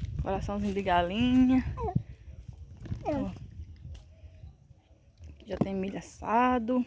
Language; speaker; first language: Portuguese; native; Portuguese